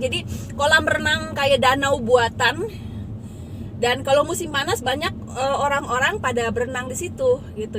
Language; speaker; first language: Indonesian; native; Indonesian